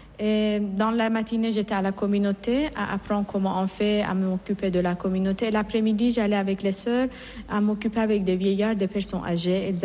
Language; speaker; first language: French; non-native, fluent; Persian